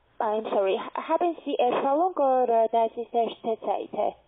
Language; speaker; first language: German; non-native, learner; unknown